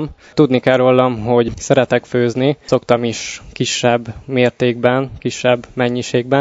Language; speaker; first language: Hungarian; native; Hungarian